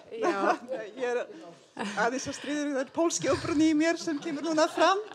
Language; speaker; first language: Icelandic; non-native, fluent; Polish